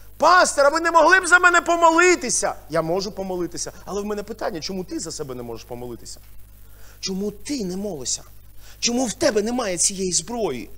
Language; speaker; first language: Ukrainian; non-native, local second language; Russian